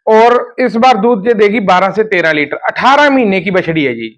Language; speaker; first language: Hindi; native; Hindi